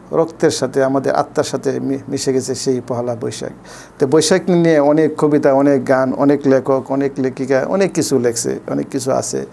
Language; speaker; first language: Bangla; native; Bangla